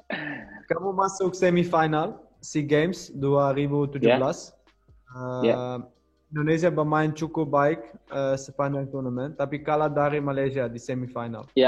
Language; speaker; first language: Indonesian; non-native, learner; Dutch